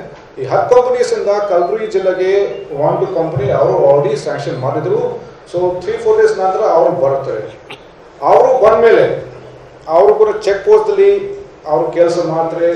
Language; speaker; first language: Kannada; non-native, fluent; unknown